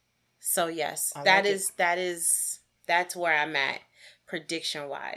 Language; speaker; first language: English; native; English